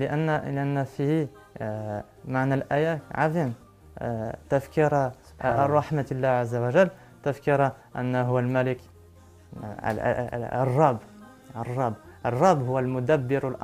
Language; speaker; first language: Arabic; non-native, learner; French